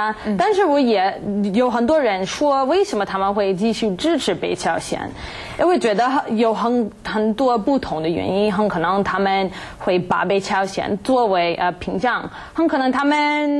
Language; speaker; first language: Chinese; non-native, fluent; English